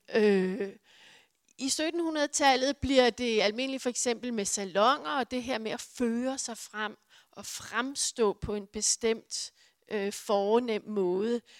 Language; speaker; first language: Danish; native; Danish